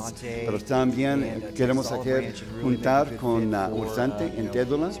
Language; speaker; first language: Spanish; non-native, fluent; English